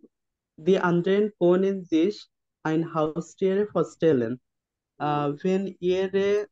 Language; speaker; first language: German; non-native, learner; Bangla